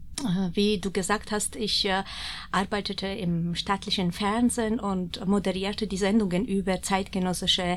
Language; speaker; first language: German; non-native, fluent; Georgian